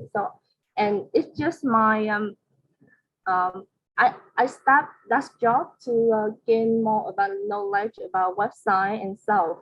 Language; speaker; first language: English; non-native, learner; Vietnamese